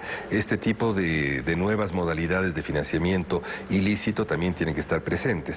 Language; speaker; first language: Spanish; native; Spanish